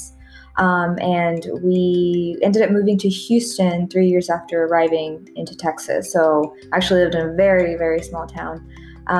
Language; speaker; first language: English; early bilingual, other home language; Spanish